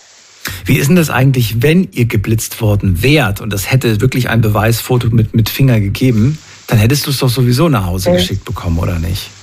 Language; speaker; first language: German; native; German